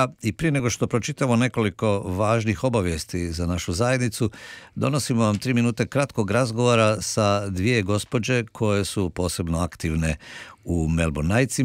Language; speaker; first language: Croatian; native; Croatian